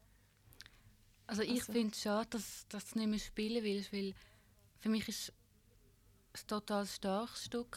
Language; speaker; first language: German; native; German